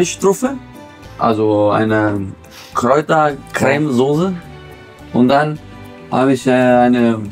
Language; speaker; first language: German; non-native, fluent; Italian